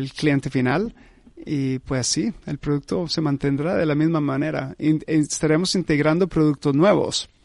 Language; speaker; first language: Spanish; early bilingual, heritage; Spanish